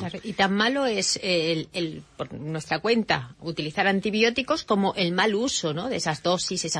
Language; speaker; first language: Spanish; native; Spanish